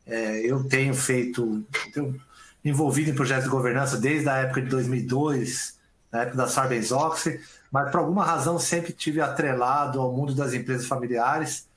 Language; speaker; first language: Portuguese; native; Portuguese